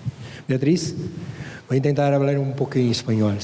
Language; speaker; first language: Spanish; non-native, fluent; Portuguese